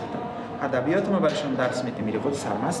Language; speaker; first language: Persian; native; Persian